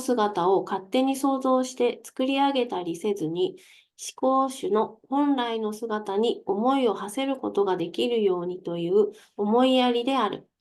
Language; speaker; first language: Japanese; native; Japanese